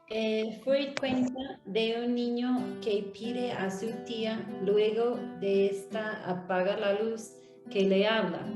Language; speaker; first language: Spanish; non-native, fluent; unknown